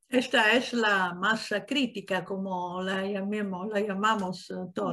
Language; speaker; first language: Spanish; non-native, learner; Italian